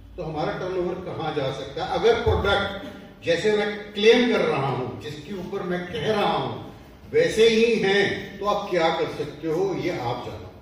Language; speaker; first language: Hindi; non-native, local second language; Punjabi